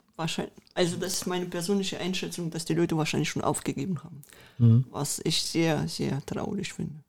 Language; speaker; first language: German; early bilingual, other home language; Russian